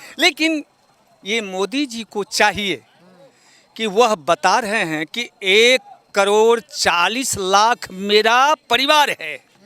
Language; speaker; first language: Hindi; native; Hindi